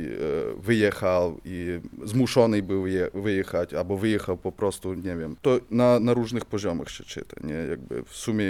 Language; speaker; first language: Polish; non-native, fluent; Ukrainian